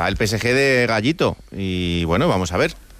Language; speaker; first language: Spanish; native; Spanish